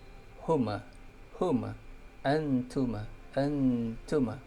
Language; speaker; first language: Arabic; non-native, fluent; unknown